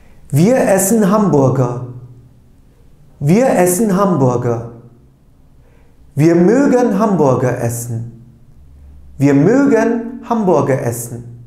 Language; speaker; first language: German; non-native, fluent; Turkish